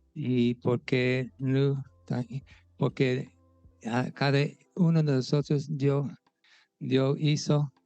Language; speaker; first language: Spanish; non-native, local second language; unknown